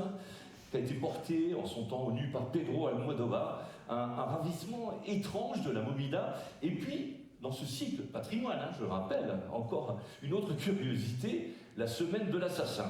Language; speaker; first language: French; native; French